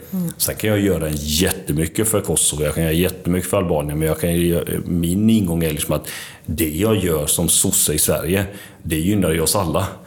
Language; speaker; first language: Swedish; early bilingual, other home language; Albanian